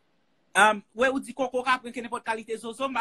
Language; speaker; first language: French; non-native, learner; Haitian Creole